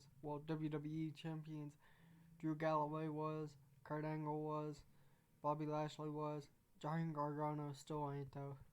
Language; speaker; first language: English; native; English